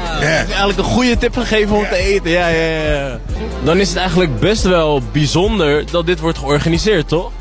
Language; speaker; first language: Dutch; native; Dutch